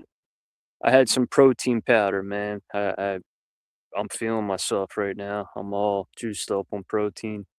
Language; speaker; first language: English; native; English